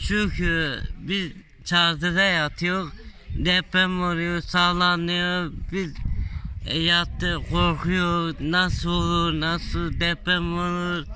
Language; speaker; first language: Turkish; non-native, local second language; Kurdish